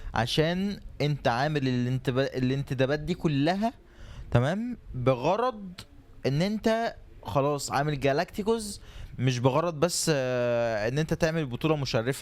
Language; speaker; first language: Arabic; native; Arabic